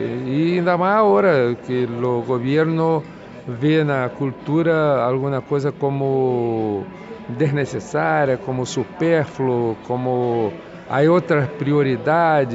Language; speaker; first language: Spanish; non-native, fluent; Portuguese